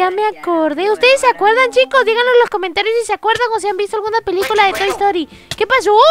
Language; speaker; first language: Spanish; native; Spanish